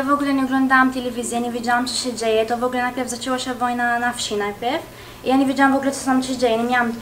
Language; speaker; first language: Polish; early bilingual, heritage; Arabic